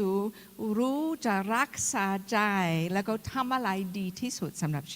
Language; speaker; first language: Thai; non-native, fluent; English